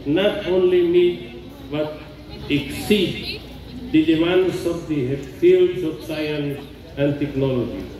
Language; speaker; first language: English; non-native, local second language; Maguindanaon